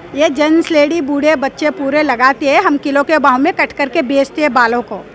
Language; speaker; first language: Hindi; non-native, local second language; Kannada